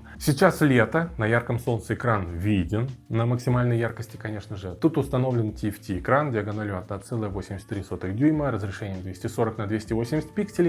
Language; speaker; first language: Russian; native; Russian